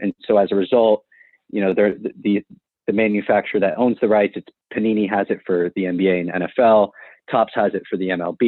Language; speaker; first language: English; native; English